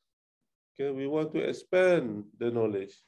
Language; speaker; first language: English; non-native, local second language; Malay